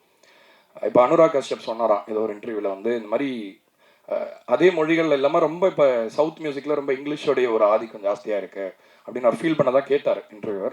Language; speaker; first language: Tamil; native; Tamil